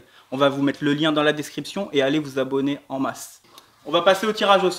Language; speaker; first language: French; native; French